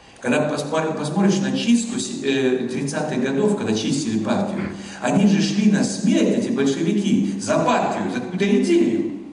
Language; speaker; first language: Russian; non-native, fluent; German